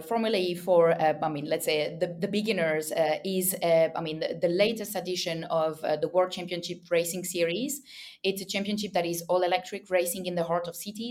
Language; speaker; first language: English; non-native, fluent; French